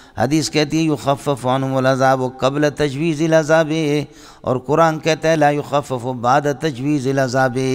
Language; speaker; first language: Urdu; non-native, local second language; Brahui